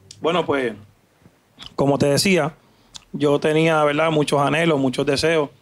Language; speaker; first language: Spanish; native; Spanish